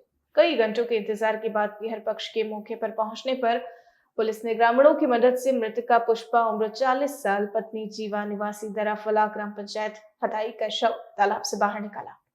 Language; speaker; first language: Hindi; native; Hindi